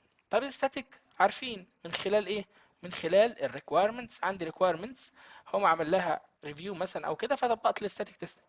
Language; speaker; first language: Arabic; native; Arabic